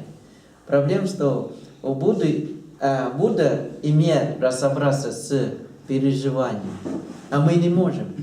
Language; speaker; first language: Russian; non-native, learner; Thai